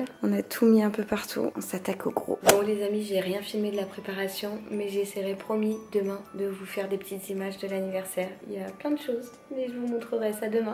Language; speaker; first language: French; native; French